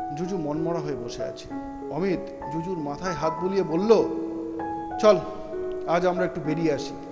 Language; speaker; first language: Bangla; native; Bangla